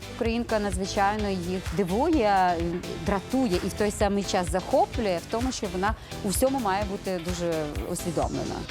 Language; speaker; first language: Ukrainian; native; Ukrainian